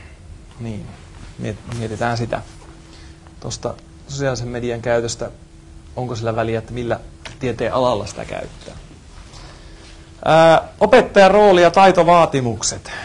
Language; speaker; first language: Finnish; native; Finnish